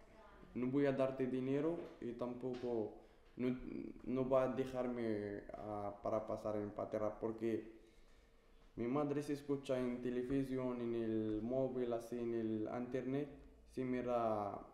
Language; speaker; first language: Spanish; non-native, learner; Arabic